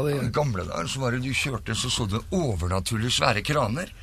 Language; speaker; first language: Norwegian; native; Norwegian